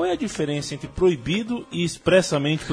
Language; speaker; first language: Portuguese; native; Portuguese